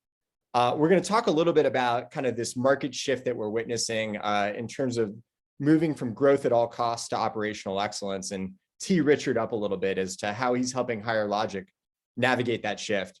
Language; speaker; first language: English; native; English